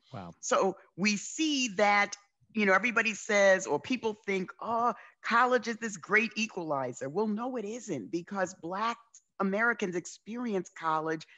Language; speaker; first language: English; native; English